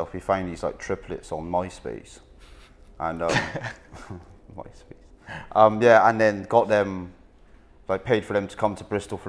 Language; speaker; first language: English; native; English